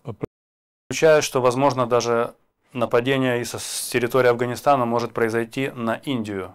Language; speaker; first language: Russian; native; Russian